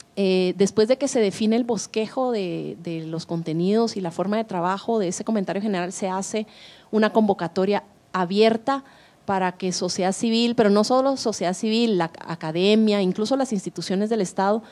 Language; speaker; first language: Spanish; native; Spanish